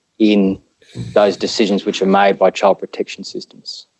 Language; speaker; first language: English; native; English